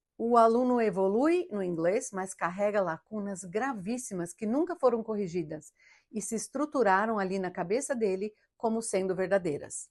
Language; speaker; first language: Portuguese; early bilingual, heritage; Portuguese